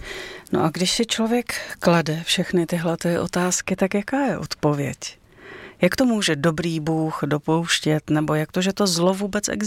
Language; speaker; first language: Czech; native; Czech